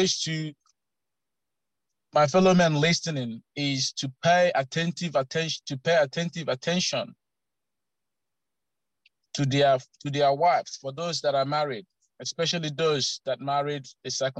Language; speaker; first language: English; non-native, local second language; Igbo